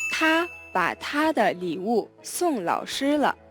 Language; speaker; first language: Chinese; non-native, learner; Mongolian